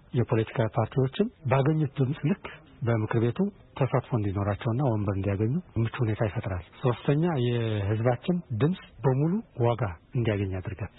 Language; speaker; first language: Amharic; non-native, local second language; Tigrinya